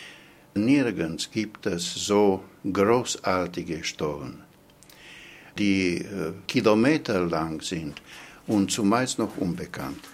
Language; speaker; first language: German; non-native, fluent; Romanian